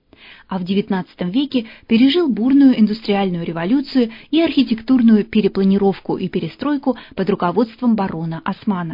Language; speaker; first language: Russian; native; Russian